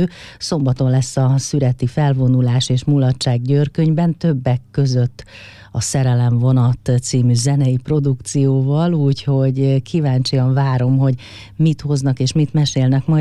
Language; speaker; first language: Hungarian; native; Hungarian